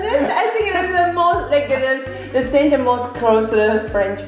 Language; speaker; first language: English; non-native, fluent; Chinese